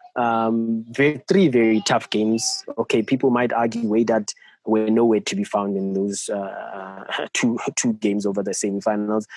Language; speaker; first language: English; non-native, local second language; Southern Sotho